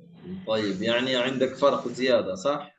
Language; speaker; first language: Arabic; non-native, fluent; Malayalam